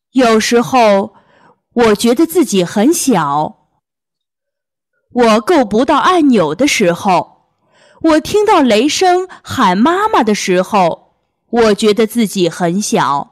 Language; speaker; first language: Chinese; early bilingual, heritage; Chinese